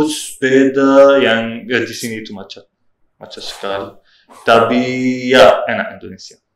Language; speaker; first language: Indonesian; non-native, learner; Arabic